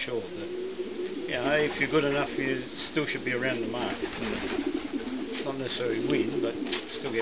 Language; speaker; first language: English; native; English